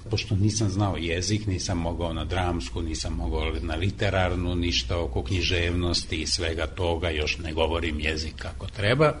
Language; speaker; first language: Serbian; non-native, local second language; Hungarian